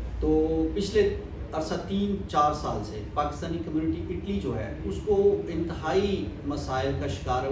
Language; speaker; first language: Urdu; non-native, local second language; Punjabi